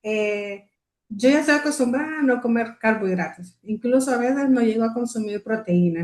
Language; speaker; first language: Spanish; native; Spanish